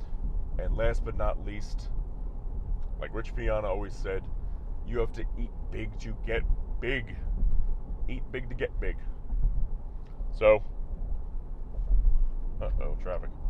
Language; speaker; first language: English; native; English